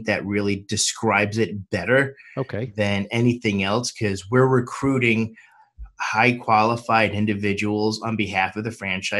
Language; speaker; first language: English; native; English